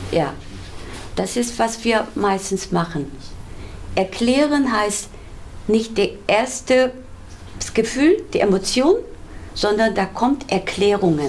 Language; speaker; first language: German; non-native, fluent; Korean